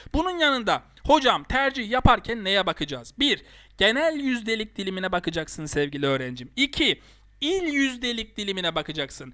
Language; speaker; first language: Turkish; native; Turkish